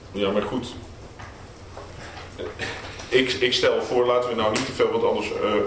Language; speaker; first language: Dutch; native; Dutch